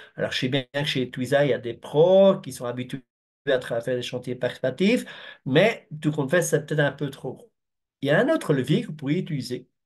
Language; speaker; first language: French; native; French